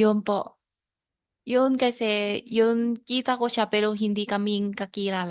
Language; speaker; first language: Filipino; non-native, learner; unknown